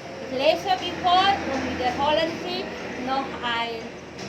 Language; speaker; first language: German; non-native, learner; Indonesian